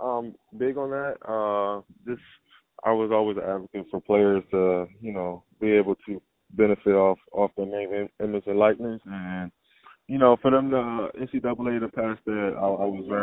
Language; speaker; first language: English; native; English